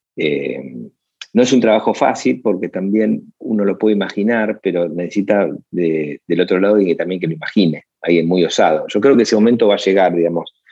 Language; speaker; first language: Spanish; native; Spanish